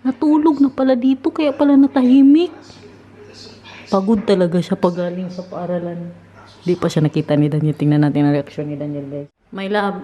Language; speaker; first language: Filipino; non-native, local second language; Cebuano